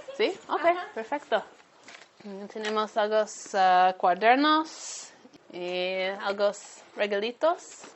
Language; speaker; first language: Spanish; non-native, learner; English